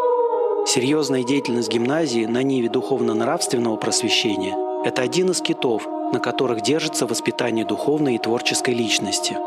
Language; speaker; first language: Russian; native; Russian